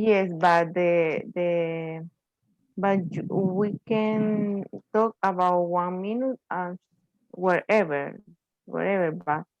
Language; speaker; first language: English; non-native, learner; Spanish